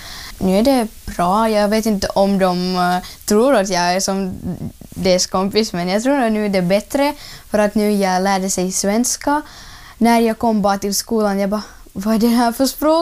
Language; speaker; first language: Swedish; non-native, learner; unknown